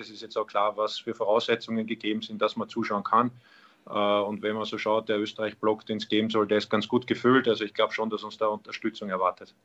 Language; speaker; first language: German; native; German